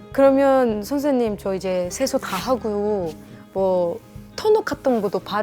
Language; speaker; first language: Korean; non-native, fluent; Arabic